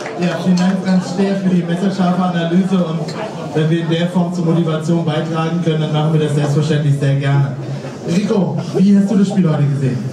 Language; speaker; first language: German; native; German